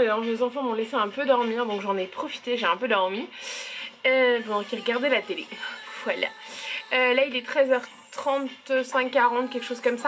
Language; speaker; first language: French; native; French